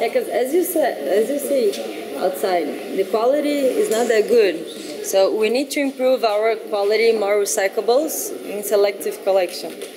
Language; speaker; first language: English; non-native, fluent; Portuguese